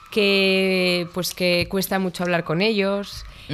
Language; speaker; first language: Spanish; non-native, local second language; Catalan